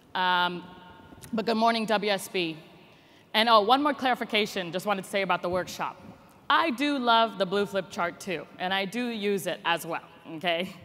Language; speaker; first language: English; native; English